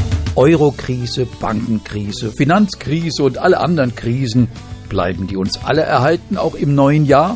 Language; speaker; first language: German; native; German